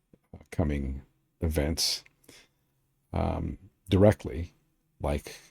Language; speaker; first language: English; native; English